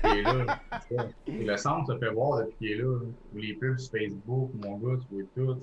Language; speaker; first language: French; native; French